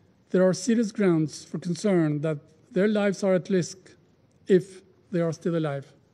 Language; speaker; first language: English; non-native, fluent; Albanian